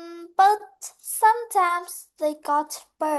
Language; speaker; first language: English; non-native, learner; Vietnamese